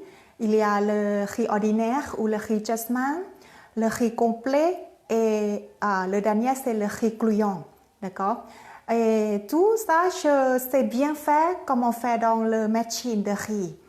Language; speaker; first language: French; non-native, learner; Thai